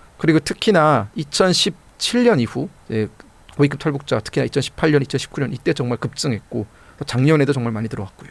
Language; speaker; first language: Korean; native; Korean